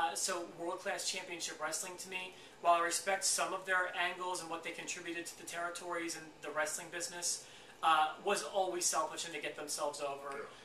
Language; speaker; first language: English; native; English